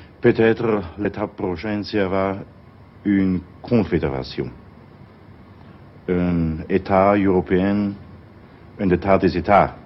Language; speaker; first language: French; non-native, fluent; German